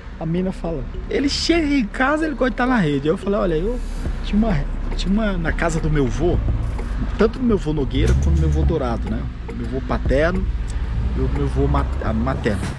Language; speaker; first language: Portuguese; native; Portuguese